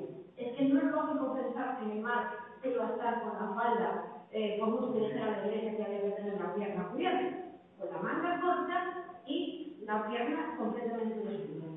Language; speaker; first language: Spanish; native; Spanish